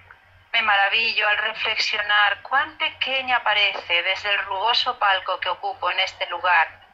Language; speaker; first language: Spanish; native; Spanish